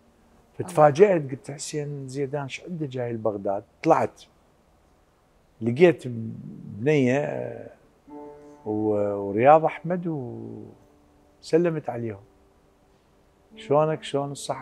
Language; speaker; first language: Arabic; native; Arabic